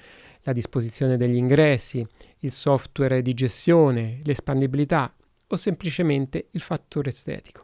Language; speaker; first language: Italian; native; Italian